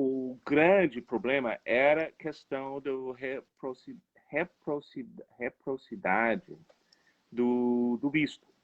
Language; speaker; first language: Portuguese; non-native, fluent; English